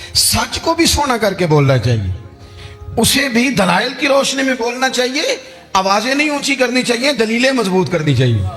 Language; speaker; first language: Urdu; non-native, local second language; Punjabi